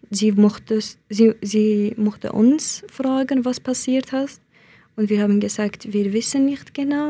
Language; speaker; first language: German; non-native, learner; Central Kurdish